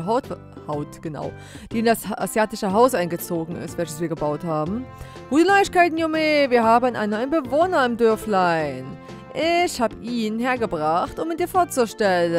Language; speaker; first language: German; native; German